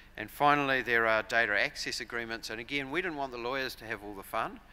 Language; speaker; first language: English; native; English